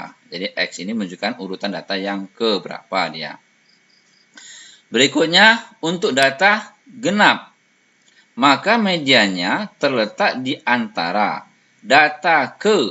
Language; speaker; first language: Indonesian; native; Indonesian